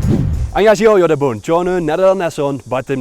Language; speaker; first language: Korean; non-native, learner; Dutch